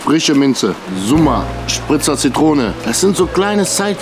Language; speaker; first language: German; native; German